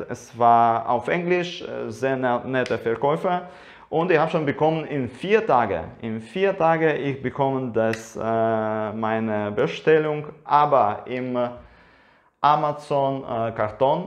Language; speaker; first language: German; non-native, learner; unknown